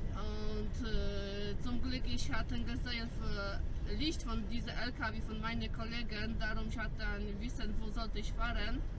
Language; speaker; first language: German; non-native, learner; Polish